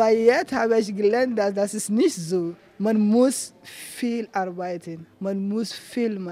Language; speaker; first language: German; non-native, learner; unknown